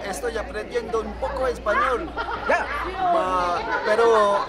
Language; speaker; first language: Spanish; non-native, learner; French